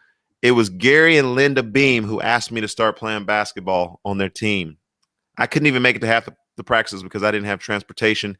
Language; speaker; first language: English; native; English